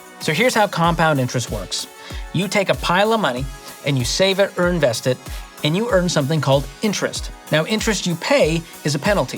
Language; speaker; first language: English; native; English